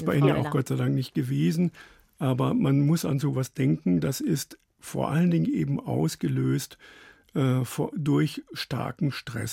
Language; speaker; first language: German; native; German